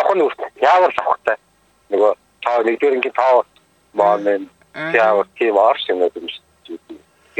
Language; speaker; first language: Mongolian; native; Mongolian